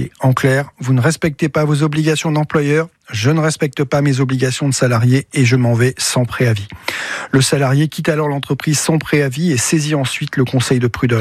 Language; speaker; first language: French; native; French